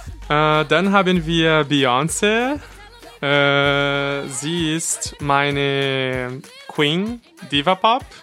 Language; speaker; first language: German; non-native, learner; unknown